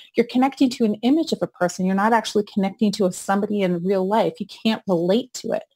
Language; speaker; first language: English; native; English